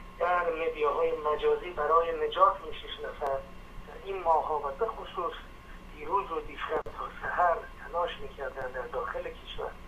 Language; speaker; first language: Persian; native; Persian